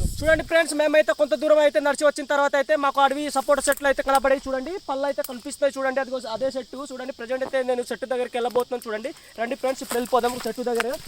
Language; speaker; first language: Telugu; non-native, local second language; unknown